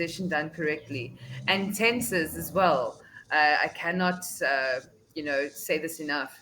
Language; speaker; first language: English; non-native, fluent; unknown